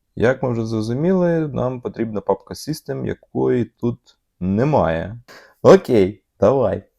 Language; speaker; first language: Ukrainian; non-native, local second language; Russian